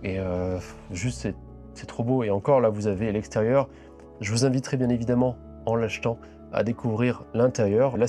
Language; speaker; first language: French; native; French